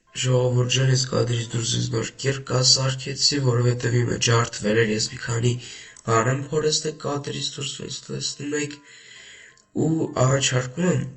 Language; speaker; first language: Armenian; native; Armenian